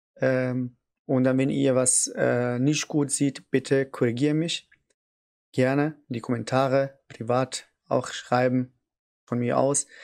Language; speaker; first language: German; non-native, learner; Arabic